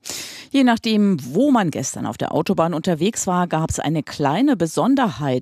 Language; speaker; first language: German; native; German